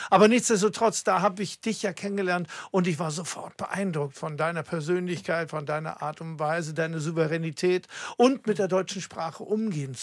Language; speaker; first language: German; native; German